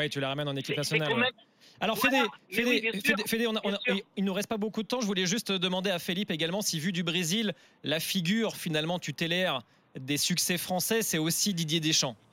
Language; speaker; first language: French; native; French